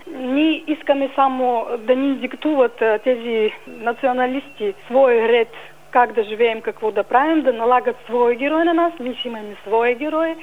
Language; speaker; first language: Bulgarian; early bilingual, heritage; Bulgarian